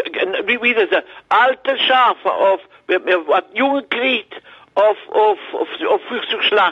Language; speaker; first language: German; non-native, learner; French